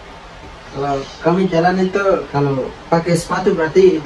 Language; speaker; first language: Indonesian; non-native, local second language; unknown